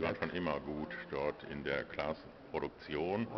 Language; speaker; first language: German; native; German